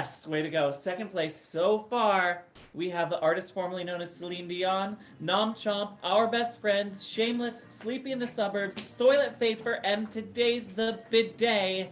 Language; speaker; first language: English; native; English